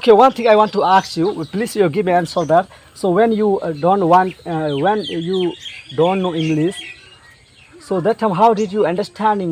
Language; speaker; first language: English; non-native, learner; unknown